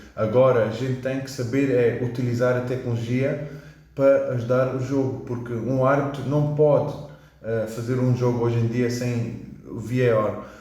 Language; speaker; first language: Portuguese; early bilingual, heritage; English